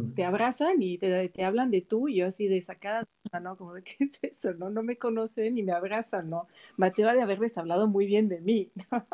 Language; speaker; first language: Spanish; non-native, fluent; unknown